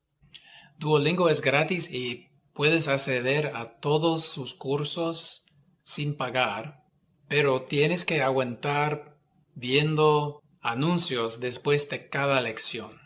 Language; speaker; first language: Spanish; non-native, fluent; English